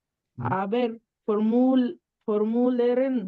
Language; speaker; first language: German; non-native, learner; Bangla